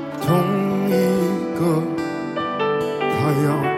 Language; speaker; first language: Chinese; native; Chinese